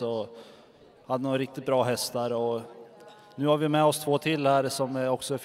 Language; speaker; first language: Swedish; native; Swedish